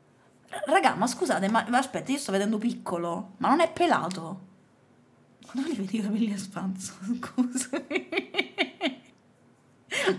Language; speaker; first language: Italian; native; Italian